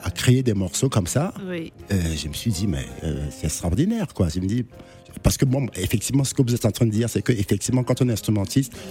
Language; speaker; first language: French; non-native, local second language; Duala